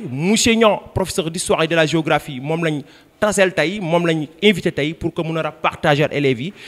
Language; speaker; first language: French; non-native, local second language; Wolof